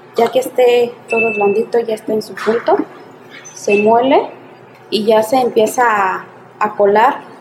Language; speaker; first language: Spanish; native; Spanish